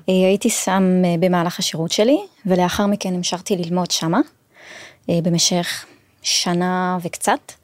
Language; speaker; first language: Hebrew; non-native, fluent; French